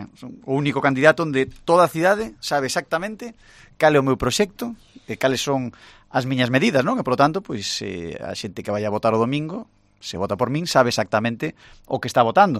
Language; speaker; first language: Galician; non-native, local second language; Spanish